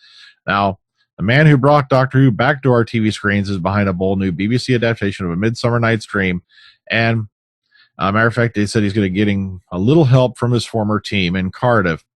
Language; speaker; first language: English; native; English